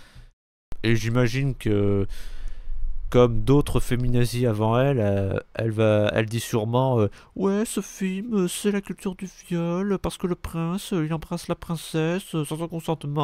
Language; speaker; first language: French; native; French